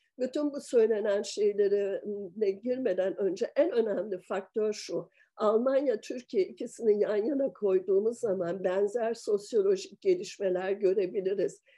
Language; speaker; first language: Turkish; early bilingual, heritage; Turkish